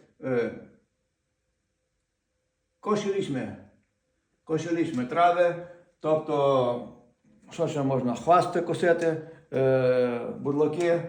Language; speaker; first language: Polish; non-native, fluent; Ukrainian